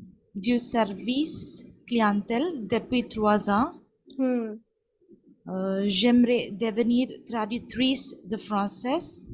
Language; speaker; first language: French; non-native, learner; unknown